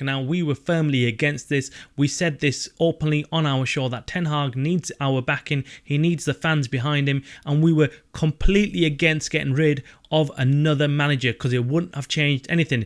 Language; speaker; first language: English; native; English